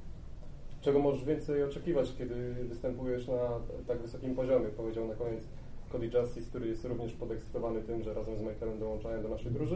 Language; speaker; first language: Polish; native; Polish